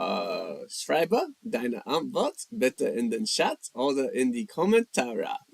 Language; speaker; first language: German; non-native, fluent; English